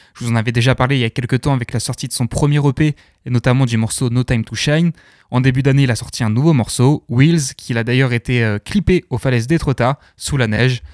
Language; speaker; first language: French; native; French